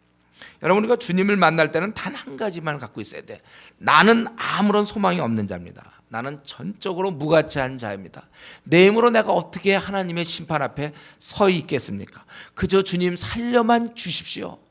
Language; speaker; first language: Korean; native; Korean